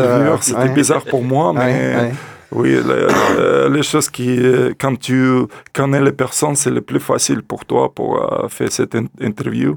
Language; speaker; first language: French; non-native, learner; Russian